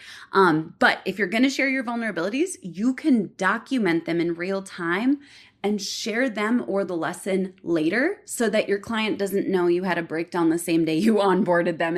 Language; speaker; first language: English; native; English